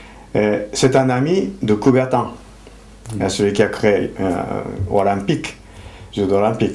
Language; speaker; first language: French; non-native, fluent; Japanese